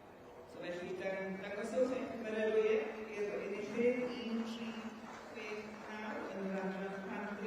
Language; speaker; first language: Welsh; native; Welsh